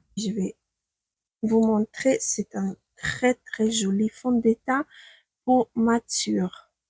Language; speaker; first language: French; non-native, fluent; Ukrainian